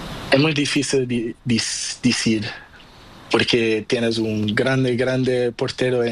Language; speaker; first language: Spanish; non-native, learner; Portuguese